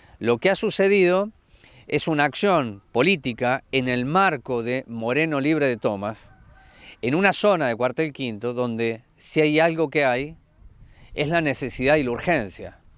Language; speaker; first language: Spanish; native; Spanish